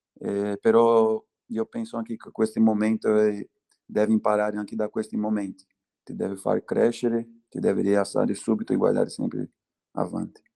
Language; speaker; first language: Italian; non-native, fluent; Portuguese